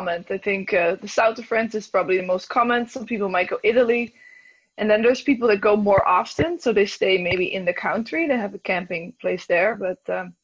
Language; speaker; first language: English; non-native, fluent; Dutch